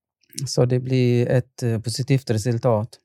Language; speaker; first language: Swedish; non-native, fluent; Arabic